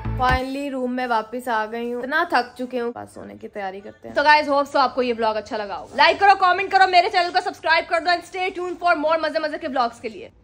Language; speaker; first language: Urdu; native; Urdu